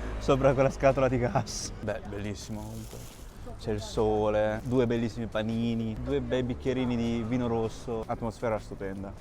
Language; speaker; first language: Italian; early bilingual, other home language; Chinese